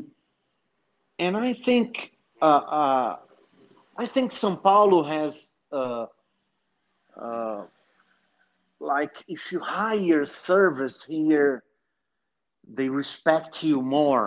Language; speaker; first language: English; non-native, fluent; Portuguese